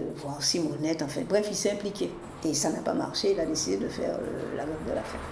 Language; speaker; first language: French; native; French